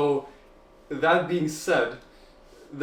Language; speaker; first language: English; native; English